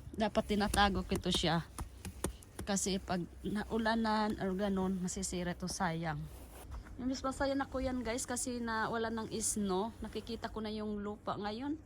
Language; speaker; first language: Filipino; native; Filipino